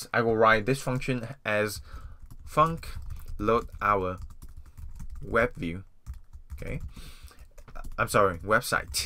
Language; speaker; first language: English; non-native, fluent; Vietnamese